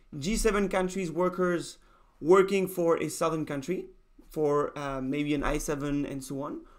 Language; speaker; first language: English; non-native, fluent; Spanish